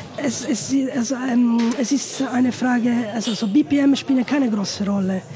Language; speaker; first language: German; non-native, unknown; Italian